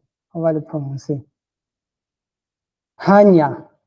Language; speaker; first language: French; non-native, local second language; Ghomala